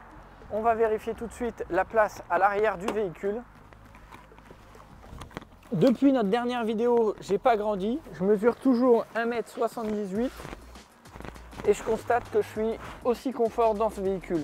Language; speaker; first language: French; native; French